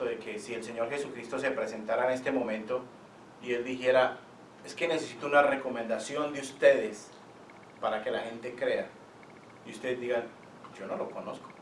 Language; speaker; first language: Spanish; native; Spanish